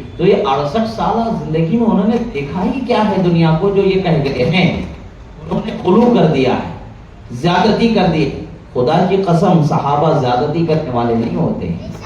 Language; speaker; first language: Urdu; native; Urdu